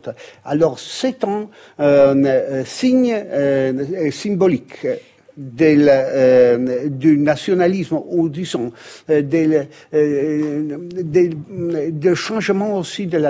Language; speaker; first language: French; non-native, fluent; Italian